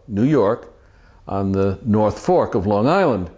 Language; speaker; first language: English; native; English